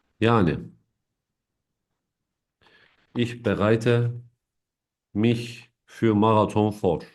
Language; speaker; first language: German; non-native, fluent; Turkish